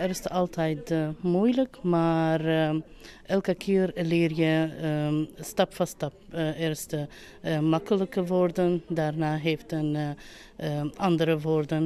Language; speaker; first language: Dutch; non-native, learner; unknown